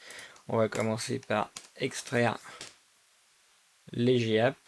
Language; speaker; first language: French; native; French